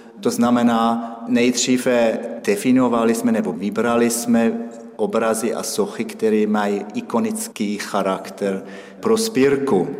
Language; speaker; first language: Czech; non-native, fluent; German